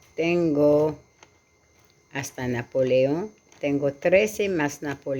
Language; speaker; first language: Spanish; non-native, learner; French